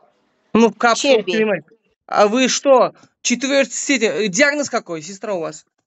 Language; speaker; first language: Russian; non-native, local second language; Uzbek